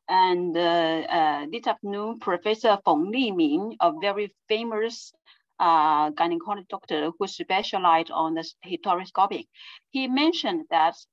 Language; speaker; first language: English; non-native, fluent; Chinese